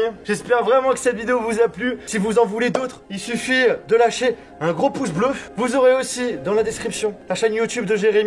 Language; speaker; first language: French; native; French